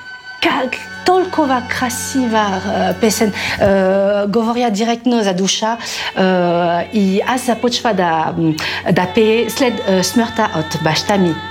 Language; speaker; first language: Bulgarian; non-native, learner; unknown